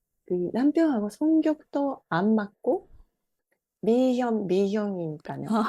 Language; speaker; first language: Korean; non-native, fluent; Japanese